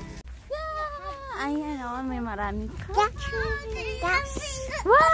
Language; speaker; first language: Korean; non-native, learner; Filipino